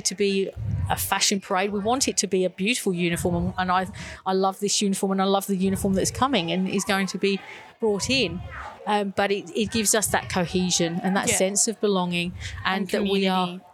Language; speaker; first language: English; native; English